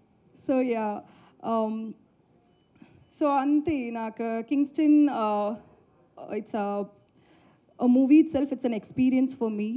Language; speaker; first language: Telugu; non-native, learner; Tamil